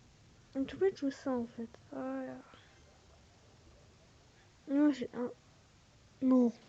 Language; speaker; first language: French; native; French